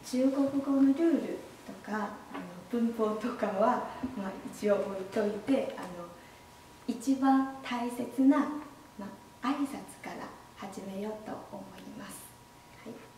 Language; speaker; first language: Japanese; non-native, fluent; Chinese